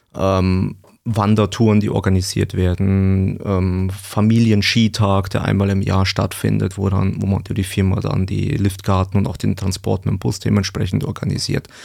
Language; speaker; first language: German; native; German